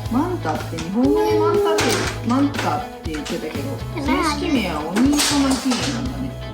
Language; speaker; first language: Japanese; native; Japanese